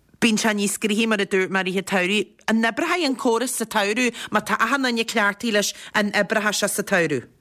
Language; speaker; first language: Irish; native; Irish